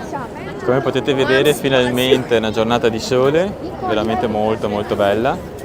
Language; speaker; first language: Italian; native; Italian